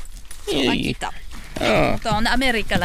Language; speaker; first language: Finnish; non-native, fluent; French